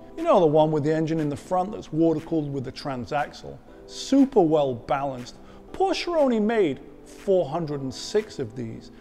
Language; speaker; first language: English; native; English